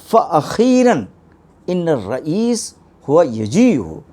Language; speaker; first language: Arabic; non-native, fluent; Urdu